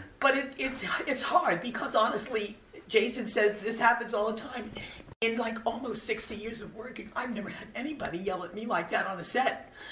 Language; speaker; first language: English; native; English